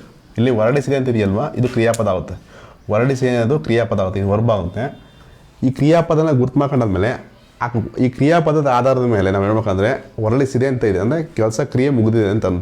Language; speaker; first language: Kannada; native; Kannada